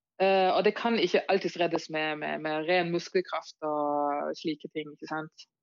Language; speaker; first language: Norwegian; non-native, fluent; German